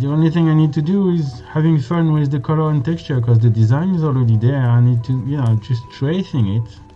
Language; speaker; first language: English; non-native, fluent; French